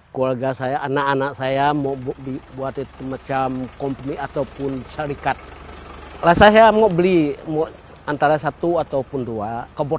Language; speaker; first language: Malay; non-native, local second language; Iban